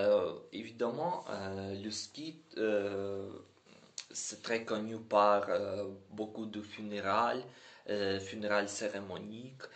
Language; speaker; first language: French; non-native, learner; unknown